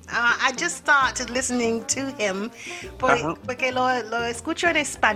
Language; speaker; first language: Spanish; non-native, fluent; English